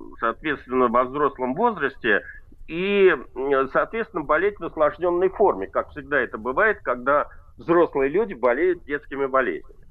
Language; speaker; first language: Russian; native; Russian